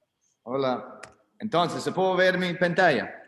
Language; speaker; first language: Spanish; non-native, learner; English